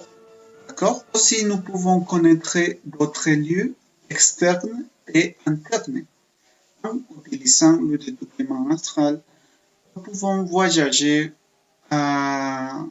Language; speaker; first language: French; non-native, fluent; Spanish